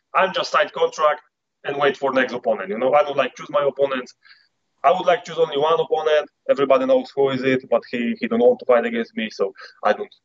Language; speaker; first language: English; non-native, learner; Polish